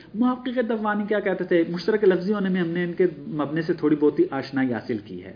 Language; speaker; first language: Urdu; non-native, local second language; Punjabi